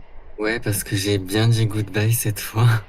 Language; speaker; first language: French; native; French